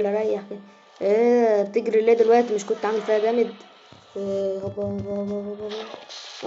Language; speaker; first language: Arabic; native; Arabic